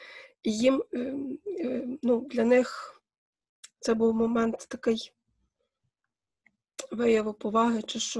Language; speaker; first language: Ukrainian; native; Ukrainian